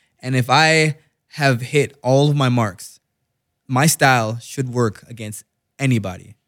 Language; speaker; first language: English; native; English